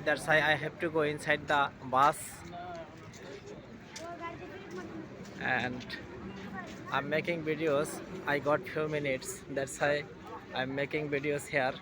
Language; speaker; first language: English; non-native, learner; Bangla